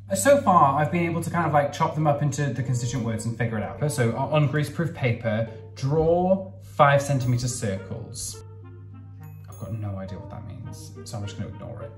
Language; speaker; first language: English; native; English